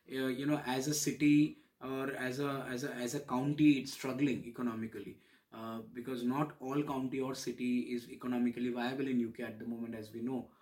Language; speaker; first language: English; non-native, local second language; Bangla